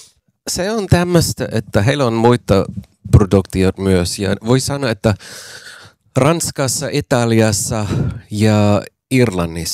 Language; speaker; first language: Finnish; non-native, learner; English